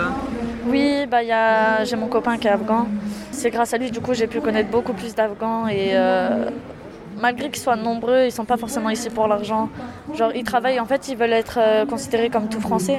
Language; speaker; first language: French; native; French